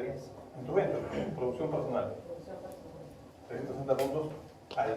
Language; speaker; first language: Spanish; native; Spanish